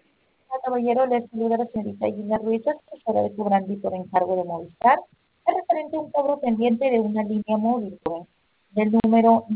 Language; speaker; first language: Spanish; native; Spanish